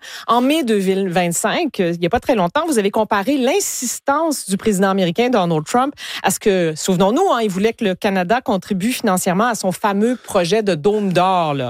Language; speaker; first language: French; native; French